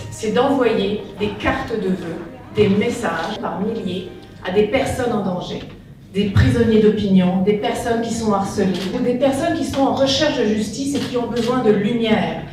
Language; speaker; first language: French; native; French